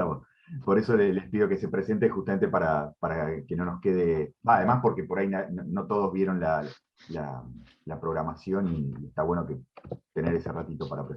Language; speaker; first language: Spanish; native; Spanish